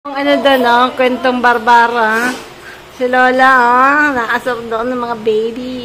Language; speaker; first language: Filipino; native; Filipino